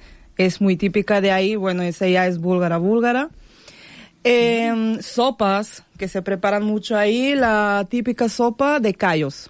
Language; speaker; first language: Spanish; non-native, fluent; Bulgarian